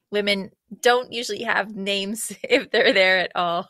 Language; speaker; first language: English; native; English